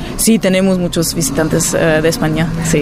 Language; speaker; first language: Spanish; non-native, fluent; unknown